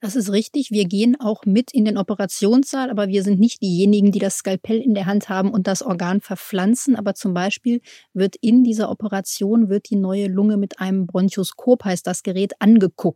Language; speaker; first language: German; native; German